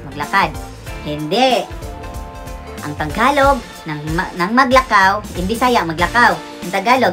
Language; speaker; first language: Filipino; non-native, local second language; Cebuano